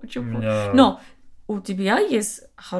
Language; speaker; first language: Russian; non-native, learner; English